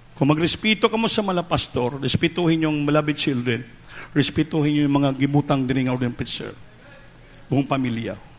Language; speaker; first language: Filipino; non-native, local second language; Cebuano